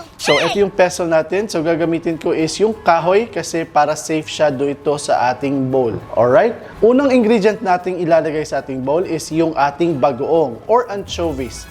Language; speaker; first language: Filipino; non-native, local second language; Cebuano